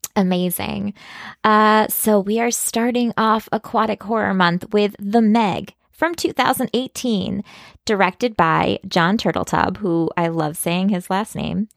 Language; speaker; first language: English; early bilingual, other home language; Norwegian